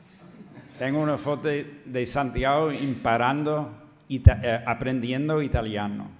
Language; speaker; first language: Spanish; non-native, fluent; English